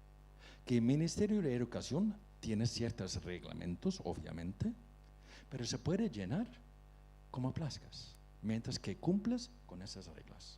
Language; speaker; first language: Spanish; non-native, fluent; Dutch